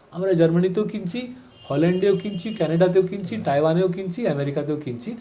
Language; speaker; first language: Bangla; early bilingual, heritage; Bangla